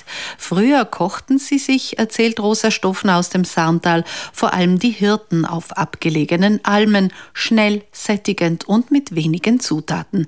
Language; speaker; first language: German; native; German